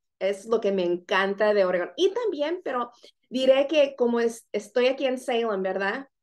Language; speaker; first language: Spanish; native; Spanish